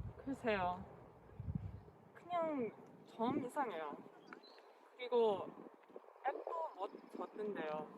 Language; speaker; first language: Korean; non-native, learner; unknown